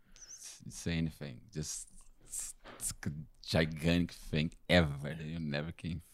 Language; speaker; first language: English; non-native, learner; Portuguese